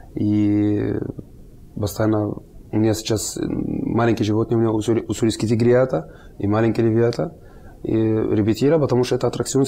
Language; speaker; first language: Russian; non-native, learner; Arabic